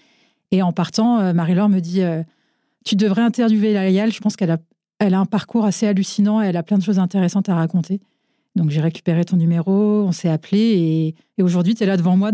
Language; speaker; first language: French; native; French